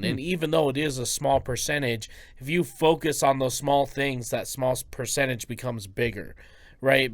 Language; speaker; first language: English; native; English